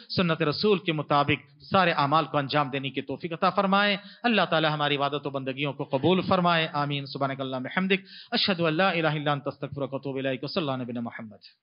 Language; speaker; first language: Urdu; native; Urdu